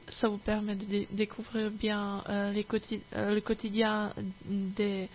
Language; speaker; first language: French; non-native, fluent; Czech